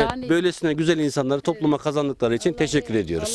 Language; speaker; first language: Turkish; native; Turkish